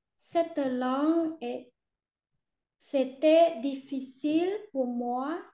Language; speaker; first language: French; non-native, learner; Khmer